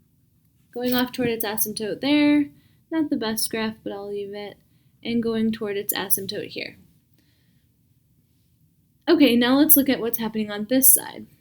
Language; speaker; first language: English; native; English